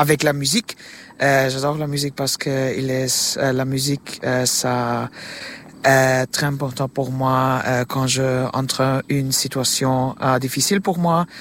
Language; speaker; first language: French; non-native, learner; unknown